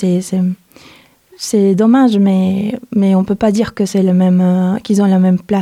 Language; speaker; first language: French; non-native, fluent; Spanish